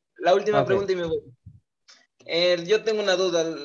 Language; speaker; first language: Spanish; native; Spanish